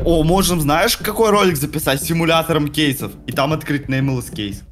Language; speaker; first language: Russian; native; Russian